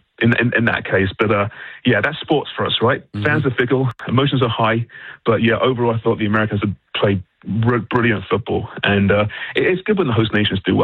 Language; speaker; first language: English; native; English